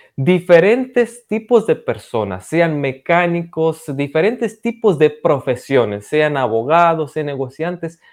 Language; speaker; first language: Spanish; non-native, fluent; Romanian